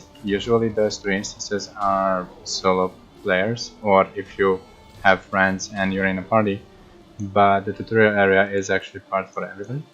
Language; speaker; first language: English; non-native, fluent; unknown